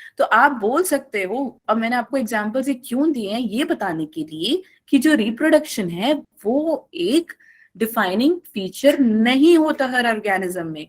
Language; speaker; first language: Hindi; non-native, local second language; Malayalam